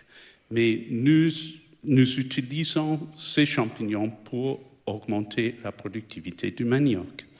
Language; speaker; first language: French; non-native, fluent; English